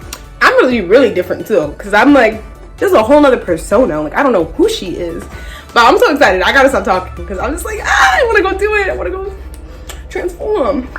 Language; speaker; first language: English; native; English